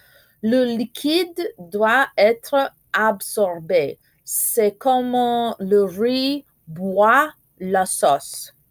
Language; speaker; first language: French; non-native, fluent; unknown